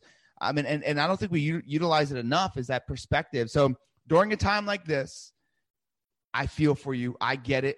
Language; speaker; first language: English; native; English